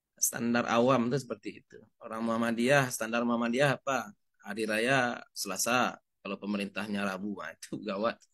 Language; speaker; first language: Indonesian; non-native, local second language; Minangkabau